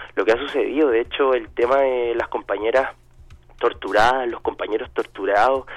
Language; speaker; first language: Spanish; native; Spanish